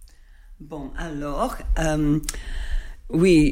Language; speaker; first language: French; non-native, learner; English